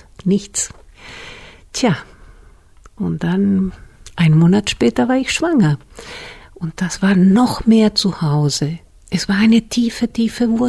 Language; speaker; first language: German; non-native, fluent; Spanish